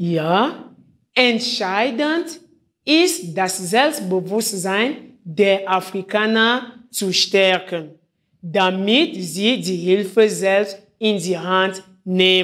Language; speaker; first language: German; non-native, fluent; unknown